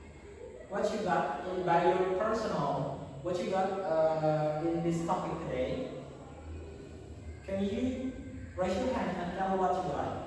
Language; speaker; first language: English; non-native, learner; Indonesian